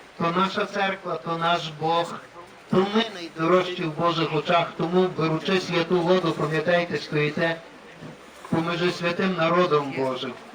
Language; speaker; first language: Ukrainian; native; Ukrainian